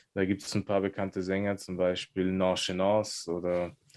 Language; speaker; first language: German; native; German